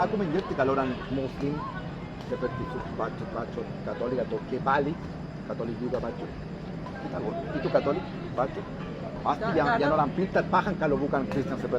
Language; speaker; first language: Indonesian; non-native, fluent; Spanish